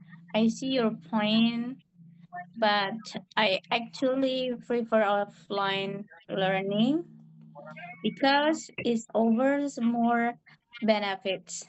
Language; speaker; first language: English; non-native, learner; Indonesian